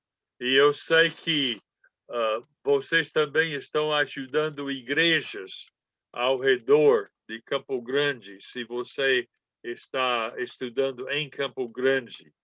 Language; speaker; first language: Portuguese; non-native, fluent; English